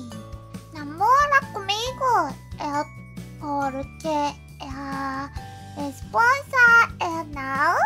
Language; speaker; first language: Portuguese; non-native, learner; Japanese